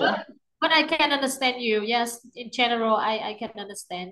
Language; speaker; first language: English; non-native, learner; Vietnamese